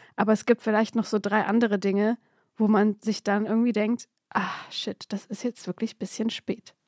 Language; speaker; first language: German; native; German